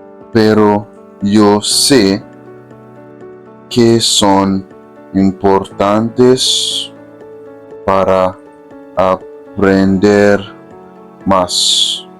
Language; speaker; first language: Spanish; non-native, fluent; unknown